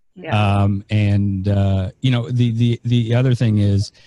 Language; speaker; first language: English; native; English